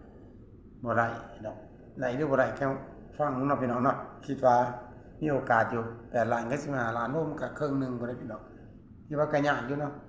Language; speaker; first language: Thai; non-native, local second language; Northeastern Thai